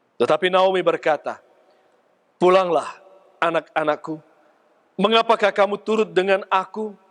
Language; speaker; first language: Indonesian; native; Indonesian